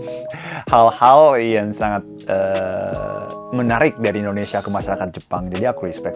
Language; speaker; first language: Indonesian; non-native, fluent; Japanese